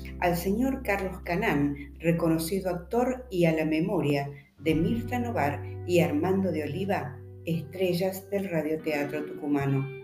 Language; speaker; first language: Spanish; native; Spanish